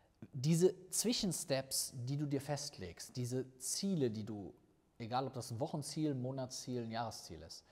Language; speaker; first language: German; native; German